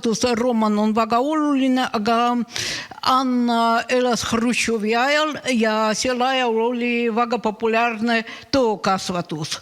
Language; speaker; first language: Estonian; non-native, learner; Russian